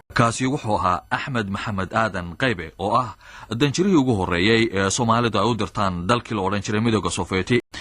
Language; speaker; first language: Somali; native; Somali